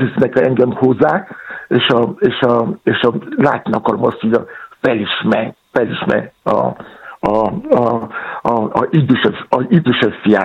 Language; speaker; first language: Hungarian; non-native, fluent; Yoruba